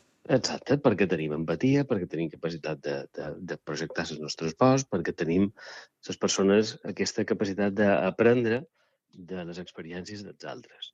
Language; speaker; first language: Catalan; native; Catalan